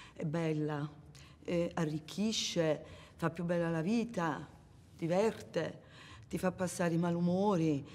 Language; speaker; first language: Italian; native; Italian